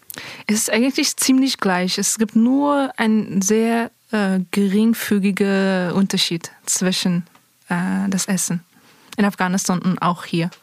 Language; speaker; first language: German; non-native, fluent; Persian